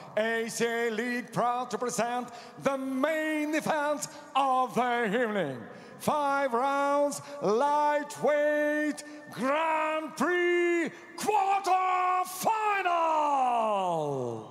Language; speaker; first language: English; non-native, fluent; Russian